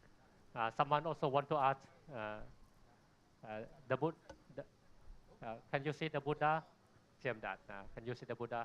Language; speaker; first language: English; non-native, learner; Thai